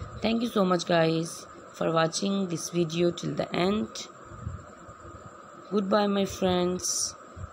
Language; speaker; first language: English; non-native, learner; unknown